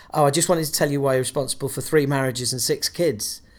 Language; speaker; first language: English; native; English